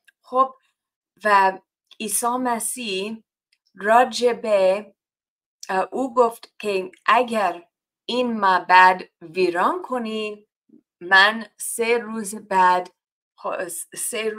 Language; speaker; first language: Persian; non-native, fluent; English